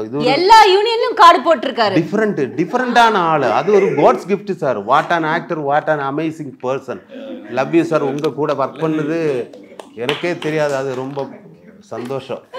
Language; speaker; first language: Tamil; non-native, learner; Malayalam